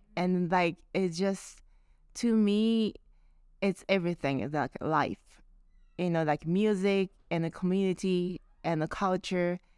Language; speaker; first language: English; non-native, fluent; Japanese